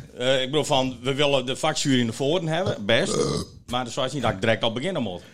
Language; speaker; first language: Dutch; non-native, local second language; Western Frisian